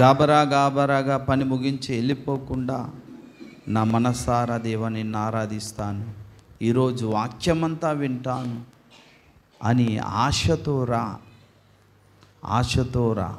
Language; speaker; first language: Telugu; native; Telugu